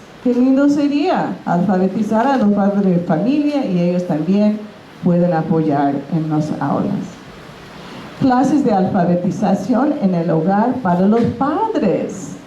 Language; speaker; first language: Spanish; non-native, fluent; English